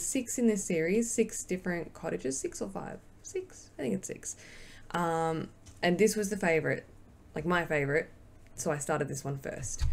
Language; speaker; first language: English; native; English